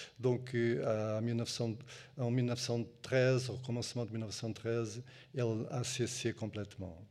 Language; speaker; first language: French; non-native, fluent; Portuguese